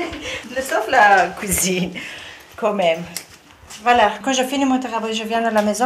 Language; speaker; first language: French; non-native, learner; Persian